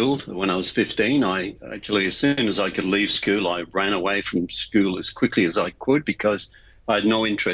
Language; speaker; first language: English; native; English